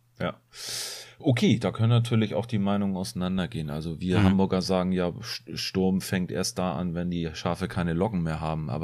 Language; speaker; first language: German; native; German